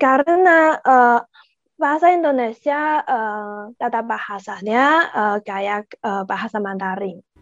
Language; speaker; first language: Indonesian; non-native, learner; Chinese